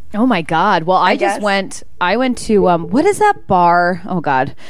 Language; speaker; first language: English; native; English